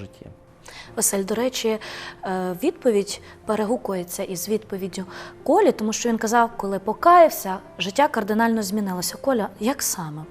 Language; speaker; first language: Ukrainian; native; Ukrainian